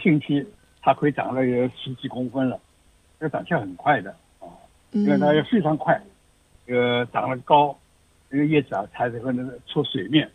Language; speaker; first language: Chinese; native; Chinese